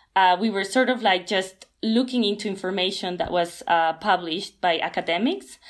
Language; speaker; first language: English; non-native, fluent; Spanish